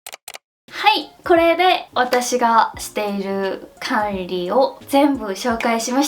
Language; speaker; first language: Japanese; non-native, fluent; Korean